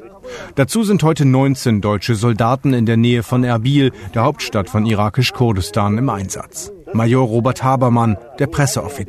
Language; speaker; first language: German; native; German